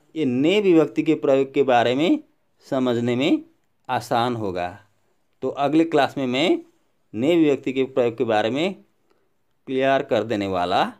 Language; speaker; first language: Hindi; non-native, local second language; Assamese